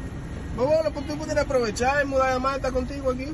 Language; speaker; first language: Spanish; native; Spanish